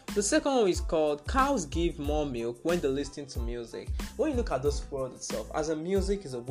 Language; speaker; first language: English; non-native, local second language; Yoruba